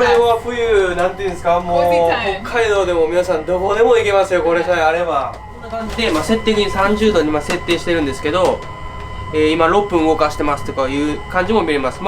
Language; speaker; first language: Japanese; native; Japanese